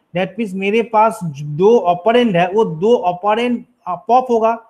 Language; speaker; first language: Hindi; non-native, local second language; Bangla